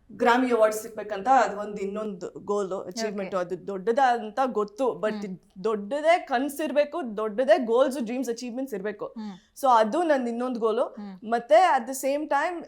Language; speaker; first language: Kannada; early bilingual, heritage; Kannada